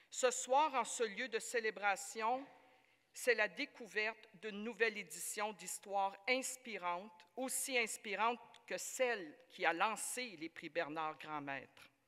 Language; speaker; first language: French; native; French